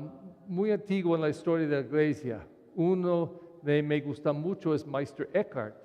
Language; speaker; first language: Spanish; non-native, fluent; English